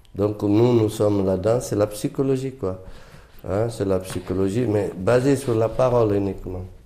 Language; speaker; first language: French; non-native, local second language; Fula